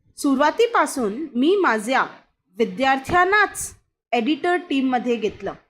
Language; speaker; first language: Marathi; non-native, local second language; Hindi